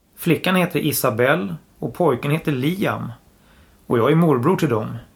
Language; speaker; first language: Swedish; native; Swedish